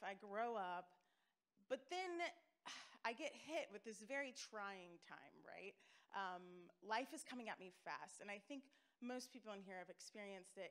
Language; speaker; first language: English; native; English